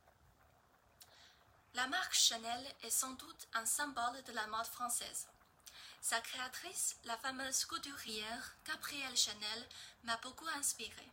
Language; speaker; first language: French; non-native, learner; Chinese